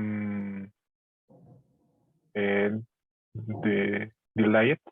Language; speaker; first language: English; non-native, learner; Spanish